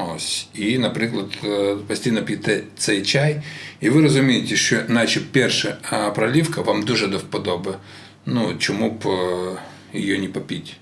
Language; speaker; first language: Ukrainian; non-native, local second language; Russian